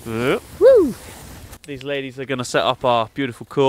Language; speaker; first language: English; native; English